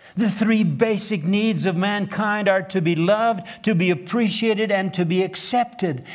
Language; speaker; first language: English; non-native, fluent; Plautdietsch